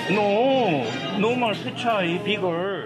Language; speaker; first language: English; non-native, learner; Korean